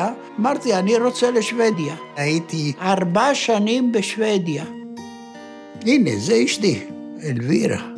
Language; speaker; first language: Hebrew; non-native, fluent; Ladino